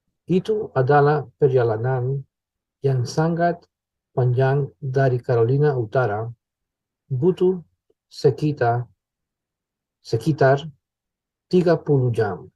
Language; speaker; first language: Indonesian; non-native, learner; English